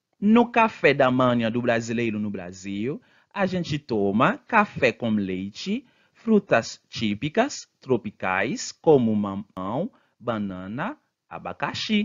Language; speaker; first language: Portuguese; non-native, fluent; Haitian Creole